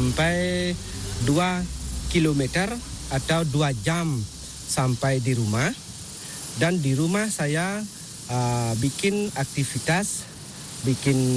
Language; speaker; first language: Indonesian; non-native, local second language; Balinese